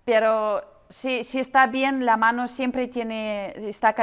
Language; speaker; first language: Spanish; non-native, learner; Russian